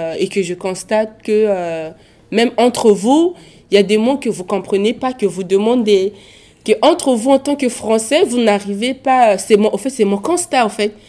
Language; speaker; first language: French; non-native, local second language; Sango